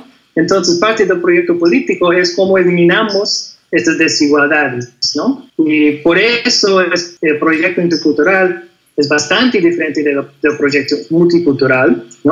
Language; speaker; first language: Spanish; non-native, fluent; English